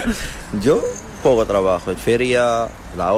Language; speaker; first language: Spanish; non-native, learner; Arabic